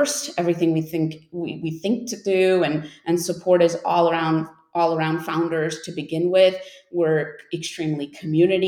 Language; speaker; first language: English; native; English